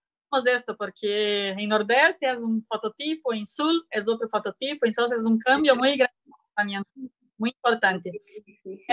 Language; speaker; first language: Spanish; non-native, learner; Portuguese